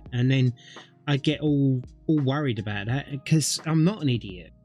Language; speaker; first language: English; native; English